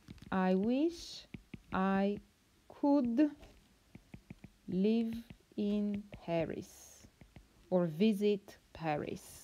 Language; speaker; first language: English; non-native, fluent; Bulgarian